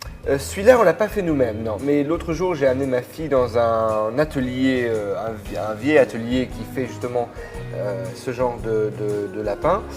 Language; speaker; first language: French; native; French